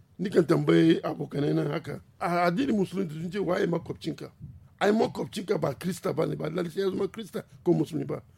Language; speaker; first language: Hausa; non-native, local second language; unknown